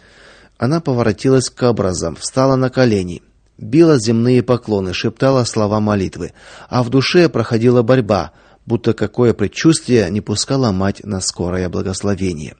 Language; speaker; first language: Russian; native; Russian